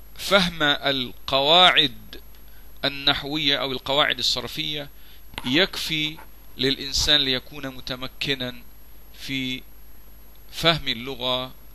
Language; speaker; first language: Arabic; non-native, fluent; Malay